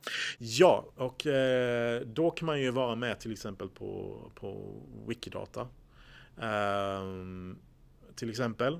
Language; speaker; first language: Swedish; native; Swedish